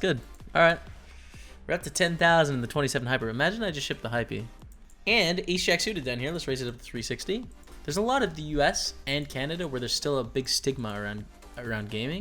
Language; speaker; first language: English; native; English